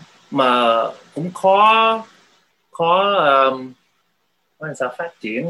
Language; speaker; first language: Vietnamese; early bilingual, heritage; Vietnamese